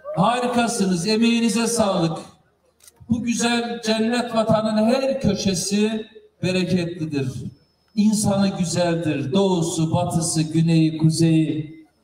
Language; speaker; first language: Turkish; native; Turkish